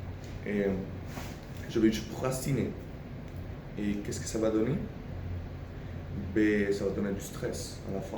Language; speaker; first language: French; non-native, fluent; Spanish